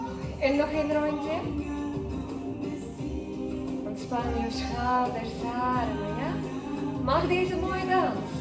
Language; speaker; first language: Dutch; non-native, learner; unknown